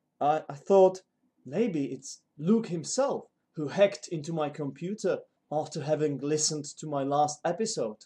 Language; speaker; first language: English; non-native, fluent; Czech